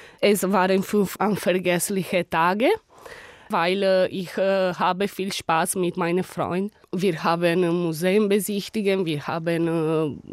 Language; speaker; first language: German; non-native, learner; Italian